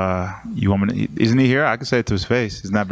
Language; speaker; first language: English; native; English